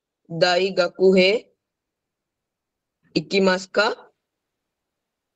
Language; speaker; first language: Japanese; non-native, learner; Sinhala